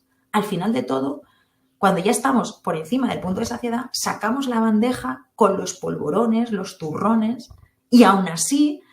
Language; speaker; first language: Spanish; native; Spanish